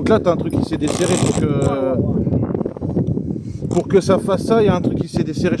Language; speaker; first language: French; native; French